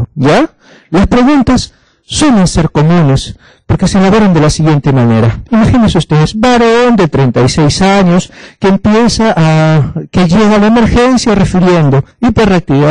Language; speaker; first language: Spanish; native; Spanish